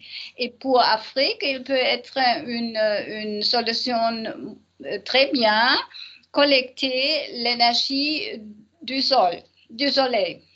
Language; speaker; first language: French; non-native, learner; German